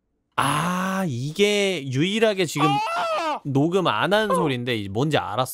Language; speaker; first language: Korean; native; Korean